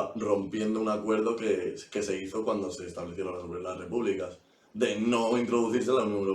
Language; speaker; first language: Spanish; native; Spanish